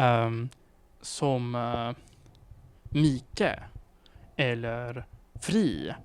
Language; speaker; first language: Swedish; non-native, learner; English